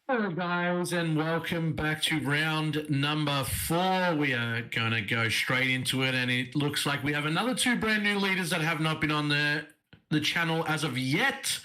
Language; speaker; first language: English; native; English